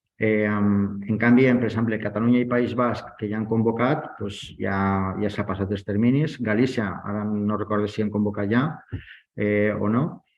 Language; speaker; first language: Catalan; native; Catalan